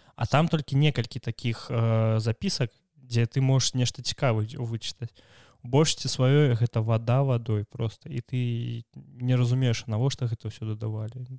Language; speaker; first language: Belarusian; non-native, local second language; Russian